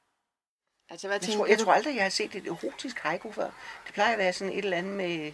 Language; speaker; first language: Danish; native; Danish